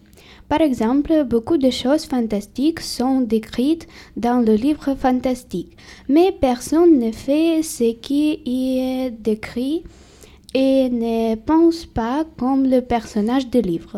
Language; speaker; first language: French; non-native, learner; Tamil